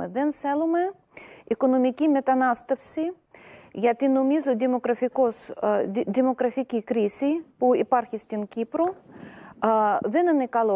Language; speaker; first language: Greek; non-native, learner; Russian